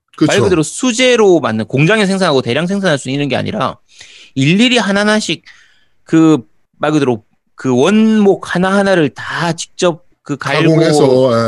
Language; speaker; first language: Korean; native; Korean